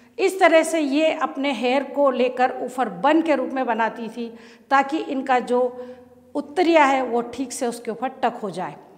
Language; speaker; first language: Hindi; native; Hindi